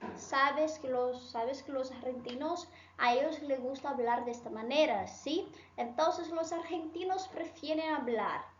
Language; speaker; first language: Spanish; non-native, fluent; Portuguese